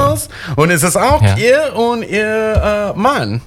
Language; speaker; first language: German; non-native, fluent; English